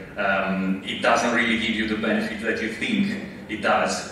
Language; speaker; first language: English; non-native, fluent; Italian